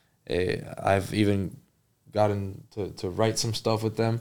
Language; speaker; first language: English; early bilingual, other home language; Spanish